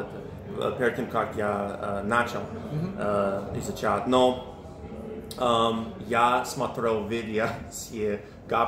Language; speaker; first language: Russian; non-native, learner; English